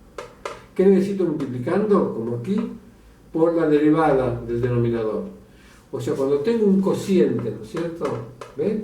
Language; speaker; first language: Spanish; native; Spanish